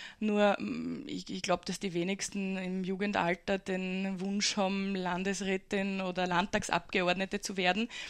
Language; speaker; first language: German; native; German